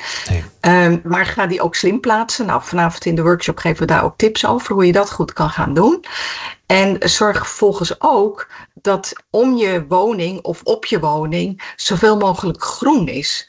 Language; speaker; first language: Dutch; native; Dutch